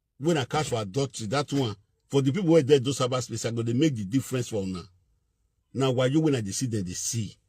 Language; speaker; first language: Nigerian Pidgin; native; Nigerian Pidgin